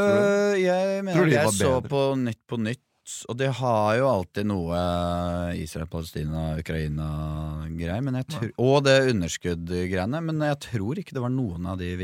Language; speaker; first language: Norwegian; native; Norwegian